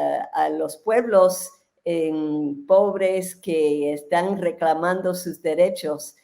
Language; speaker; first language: Spanish; non-native, fluent; English